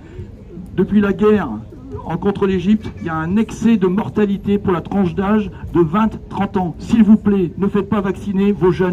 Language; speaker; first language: French; native; French